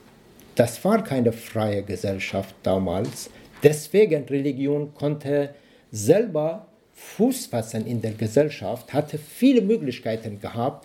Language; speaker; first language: German; non-native, learner; Persian